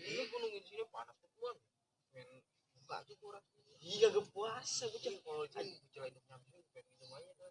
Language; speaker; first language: Indonesian; native; Indonesian